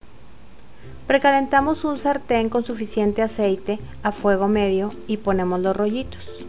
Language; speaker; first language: Spanish; native; Spanish